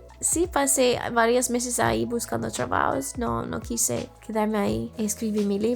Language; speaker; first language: Spanish; non-native, fluent; English